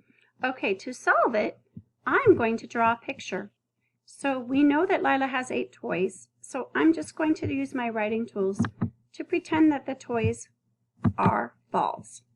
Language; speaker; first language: English; native; English